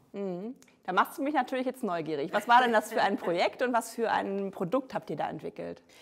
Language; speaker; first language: German; native; German